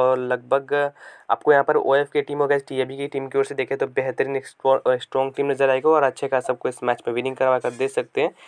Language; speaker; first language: Hindi; native; Hindi